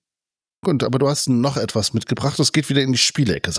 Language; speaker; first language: German; native; German